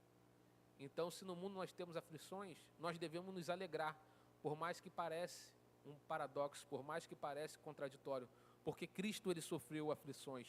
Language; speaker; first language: Portuguese; native; Portuguese